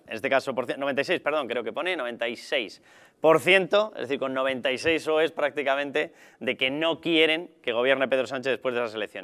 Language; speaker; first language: Spanish; native; Spanish